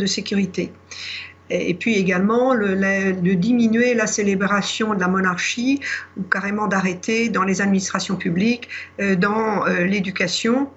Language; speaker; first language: French; native; French